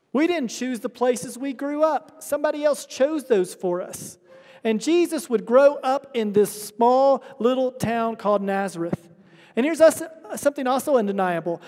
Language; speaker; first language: English; native; English